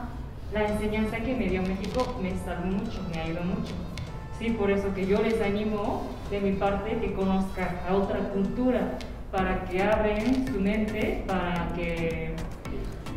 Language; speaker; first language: Spanish; non-native, fluent; Japanese